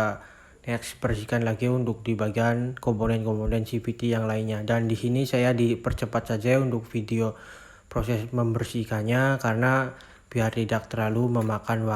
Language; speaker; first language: Indonesian; native; Indonesian